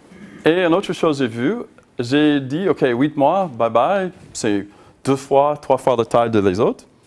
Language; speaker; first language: French; non-native, learner; English